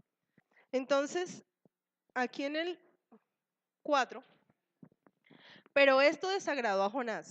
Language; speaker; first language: Spanish; native; Spanish